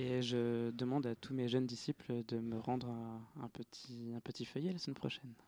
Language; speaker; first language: French; native; French